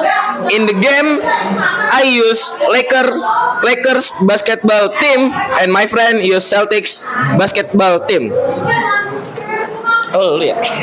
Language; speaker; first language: English; non-native, learner; Indonesian